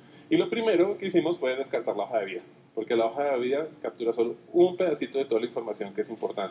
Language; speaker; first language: Spanish; native; Spanish